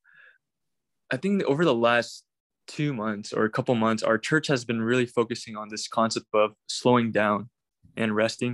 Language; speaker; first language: English; native; English